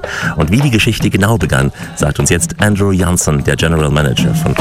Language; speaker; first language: German; native; German